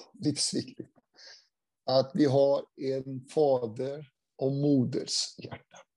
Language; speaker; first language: Swedish; non-native, fluent; Portuguese